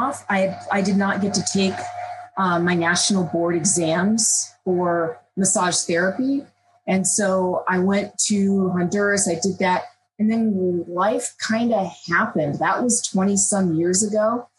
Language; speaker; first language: English; native; English